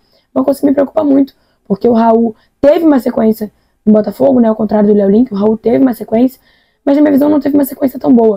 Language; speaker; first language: Portuguese; native; Portuguese